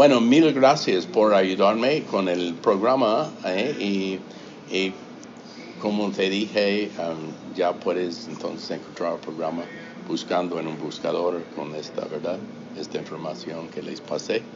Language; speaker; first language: Spanish; non-native, fluent; English